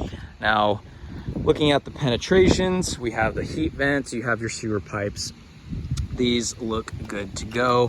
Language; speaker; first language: English; native; English